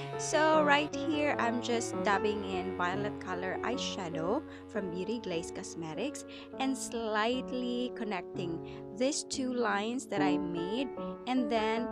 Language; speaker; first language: English; non-native, local second language; Filipino